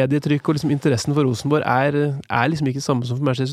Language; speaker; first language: Norwegian; native; Norwegian